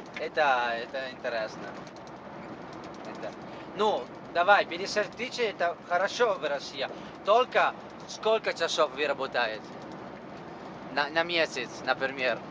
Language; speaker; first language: Russian; non-native, learner; Italian